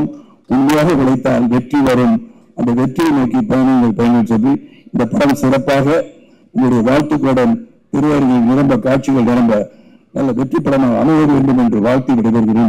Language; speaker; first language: Tamil; native; Tamil